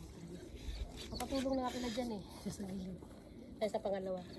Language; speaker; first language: Filipino; native; Filipino